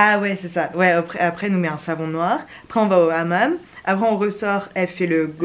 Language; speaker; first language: French; native; French